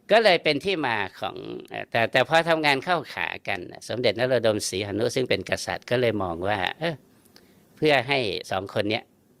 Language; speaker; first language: Thai; native; Thai